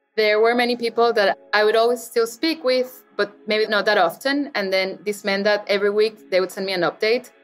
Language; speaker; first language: English; non-native, fluent; Spanish